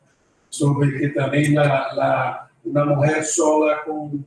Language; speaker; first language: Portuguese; non-native, learner; Spanish